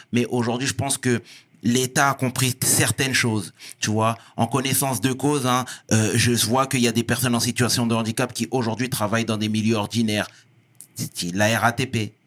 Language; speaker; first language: French; native; French